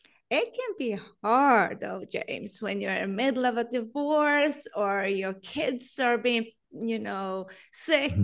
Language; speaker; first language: English; non-native, fluent; Norwegian